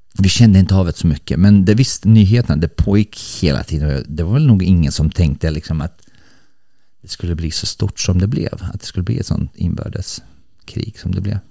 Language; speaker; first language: Swedish; early bilingual, other home language; Bosnian